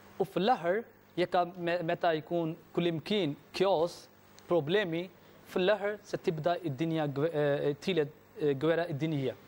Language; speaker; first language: Maltese; non-native, fluent; Urdu